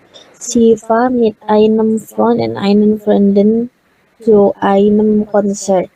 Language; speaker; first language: German; non-native, learner; Indonesian